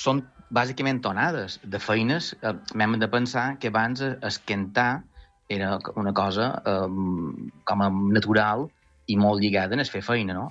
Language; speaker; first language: Catalan; native; Catalan